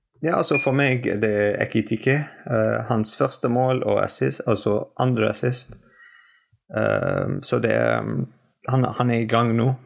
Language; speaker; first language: Norwegian; non-native, fluent; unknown